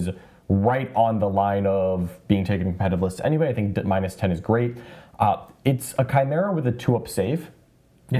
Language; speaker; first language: English; native; English